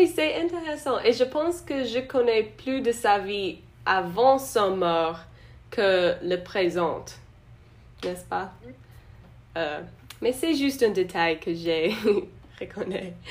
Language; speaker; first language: French; non-native, learner; English